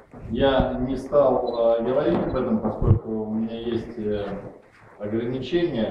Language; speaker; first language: Russian; native; Russian